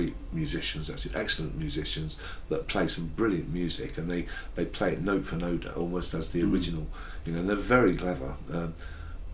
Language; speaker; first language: English; native; English